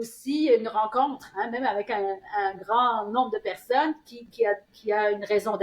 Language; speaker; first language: French; native; French